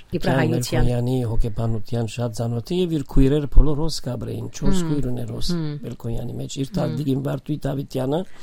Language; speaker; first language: Armenian; native; Armenian